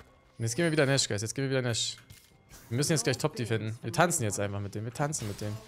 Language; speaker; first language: German; native; German